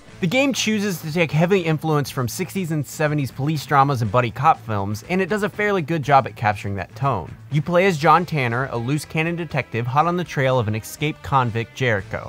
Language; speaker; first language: English; native; English